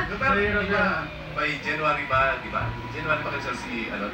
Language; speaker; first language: Filipino; native; Filipino